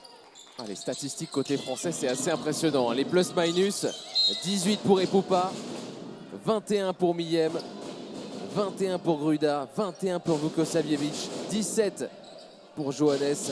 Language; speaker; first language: French; native; French